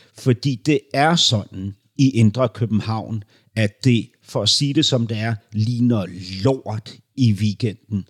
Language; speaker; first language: Danish; native; Danish